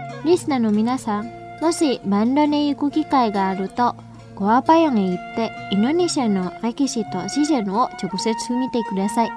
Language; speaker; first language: Japanese; non-native, fluent; Indonesian